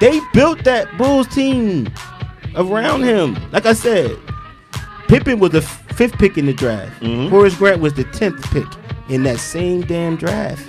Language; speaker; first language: English; native; English